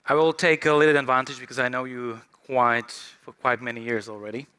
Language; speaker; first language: English; non-native, fluent; Slovak